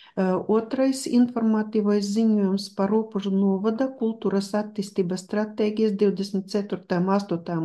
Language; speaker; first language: Latvian; non-native, local second language; Russian